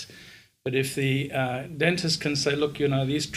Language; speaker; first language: English; native; English